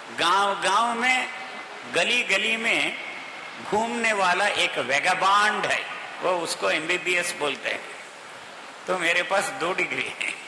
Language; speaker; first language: Hindi; non-native, local second language; Kannada